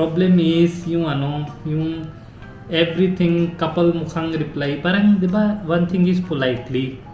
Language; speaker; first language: Filipino; non-native, learner; Hindi